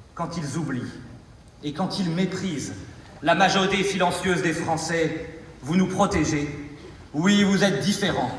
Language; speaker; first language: French; native; French